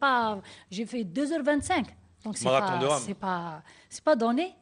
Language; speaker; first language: French; non-native, learner; Arabic